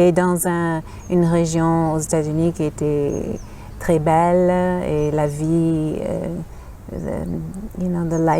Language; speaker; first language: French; non-native, fluent; English